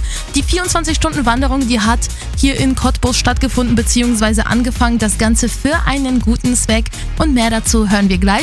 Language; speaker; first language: German; native; German